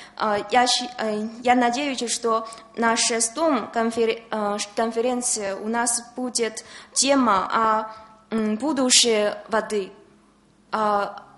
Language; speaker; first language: Russian; non-native, learner; Chinese